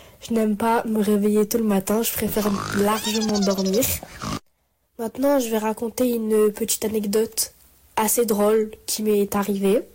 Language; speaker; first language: French; native; French